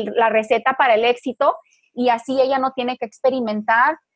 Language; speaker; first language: Spanish; early bilingual, heritage; Spanish